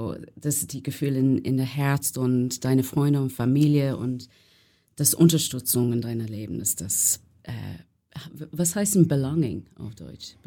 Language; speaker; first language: German; non-native, learner; English